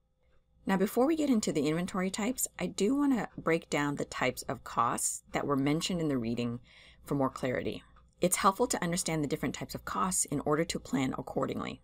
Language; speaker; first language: English; native; English